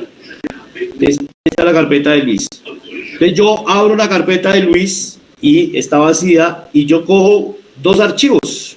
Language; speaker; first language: Spanish; native; Spanish